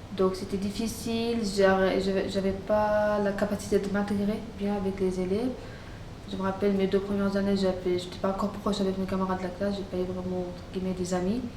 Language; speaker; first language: French; non-native, fluent; Arabic